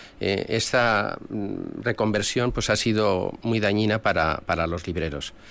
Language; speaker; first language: Spanish; native; Spanish